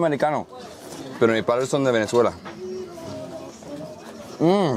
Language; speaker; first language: Spanish; early bilingual, heritage; Spanish